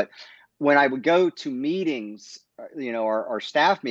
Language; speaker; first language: English; native; English